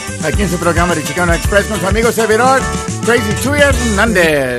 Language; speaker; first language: Spanish; early bilingual, heritage; Spanish